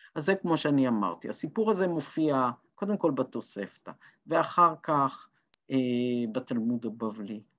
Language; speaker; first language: Hebrew; native; Hebrew